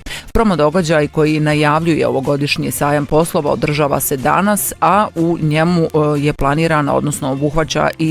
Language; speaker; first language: Bosnian; native; Bosnian